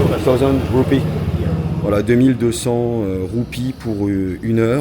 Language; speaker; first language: French; native; French